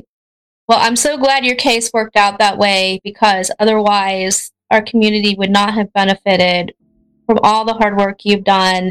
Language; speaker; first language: English; native; English